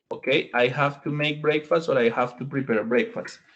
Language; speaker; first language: English; non-native, fluent; Spanish